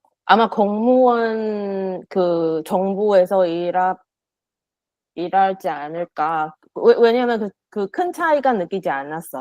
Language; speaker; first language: Korean; non-native, learner; Chinese